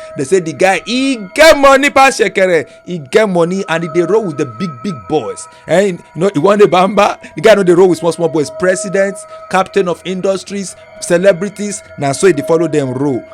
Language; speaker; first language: Nigerian Pidgin; non-native, local second language; Yoruba